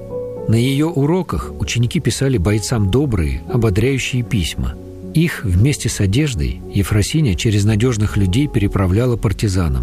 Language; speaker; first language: Russian; native; Russian